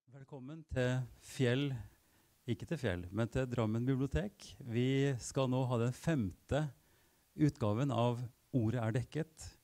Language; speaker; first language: Norwegian; native; Norwegian